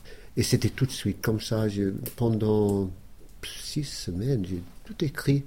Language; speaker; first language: French; non-native, fluent; English